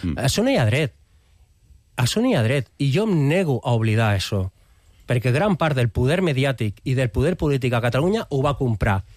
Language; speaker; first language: Catalan; non-native, local second language; Spanish